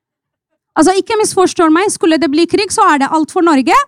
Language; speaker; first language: Norwegian; non-native, fluent; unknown